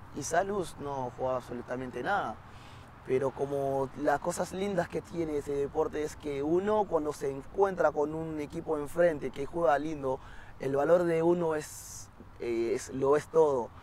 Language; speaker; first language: Spanish; non-native, fluent; French